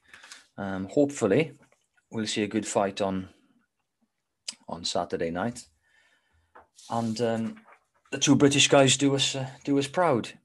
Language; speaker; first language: English; native; English